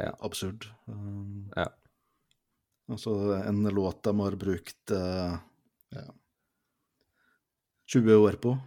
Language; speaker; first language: Norwegian; native; Norwegian